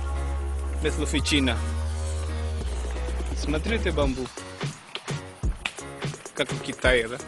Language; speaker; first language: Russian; non-native, learner; Javanese